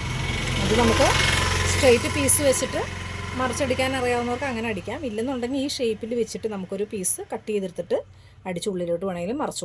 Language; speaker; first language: Malayalam; native; Malayalam